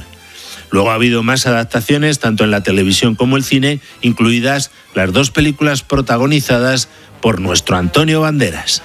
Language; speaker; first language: Spanish; native; Spanish